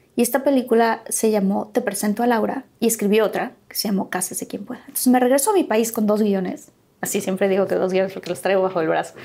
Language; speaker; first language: Spanish; native; Spanish